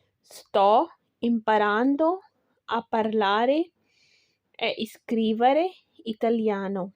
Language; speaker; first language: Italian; non-native, learner; Urdu